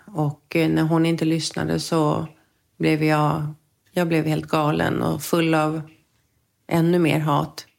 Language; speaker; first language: Swedish; native; Swedish